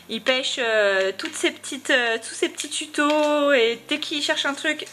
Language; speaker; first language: French; native; French